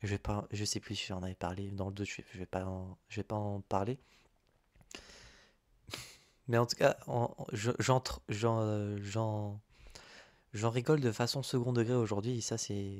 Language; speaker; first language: French; native; French